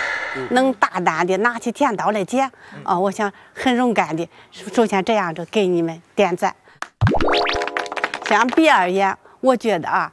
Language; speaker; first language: Chinese; native; Chinese